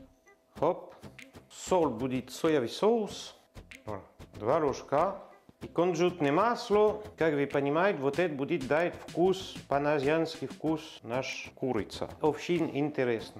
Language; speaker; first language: Russian; non-native, learner; French